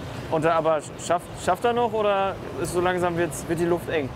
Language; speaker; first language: German; native; German